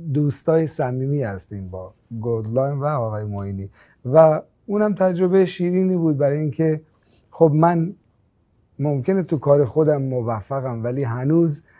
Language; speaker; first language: Persian; non-native, local second language; Armenian